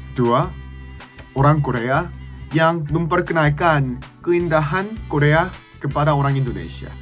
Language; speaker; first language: Indonesian; non-native, learner; Korean